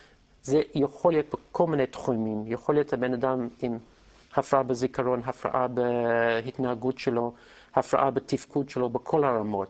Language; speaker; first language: Hebrew; non-native, fluent; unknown